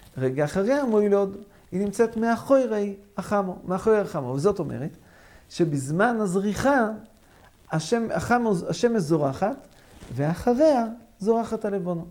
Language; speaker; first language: Hebrew; non-native, fluent; English